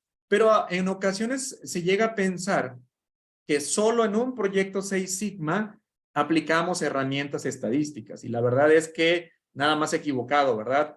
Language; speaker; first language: Spanish; native; Spanish